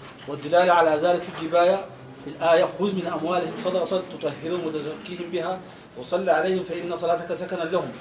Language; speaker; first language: Arabic; native; Arabic